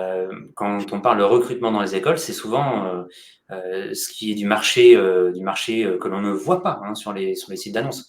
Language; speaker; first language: French; native; French